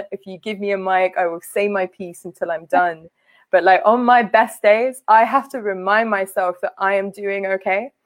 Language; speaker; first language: English; native; English